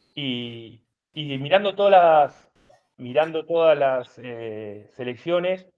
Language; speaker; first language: Spanish; native; Spanish